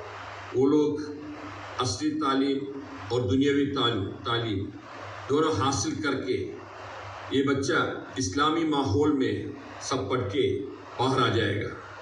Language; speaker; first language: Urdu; non-native, local second language; Malayalam